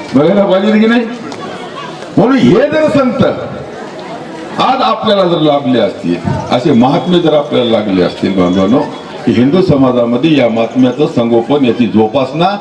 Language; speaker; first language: Marathi; non-native, local second language; Lambadi